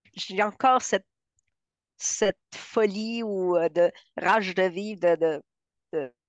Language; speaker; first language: French; early bilingual, other home language; Spanish